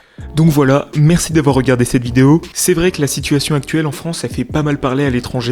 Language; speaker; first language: French; native; French